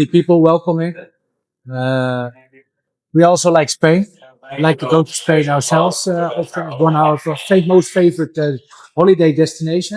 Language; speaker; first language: English; non-native, fluent; Dutch